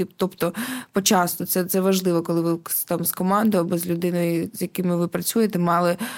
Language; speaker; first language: Ukrainian; non-native, local second language; Russian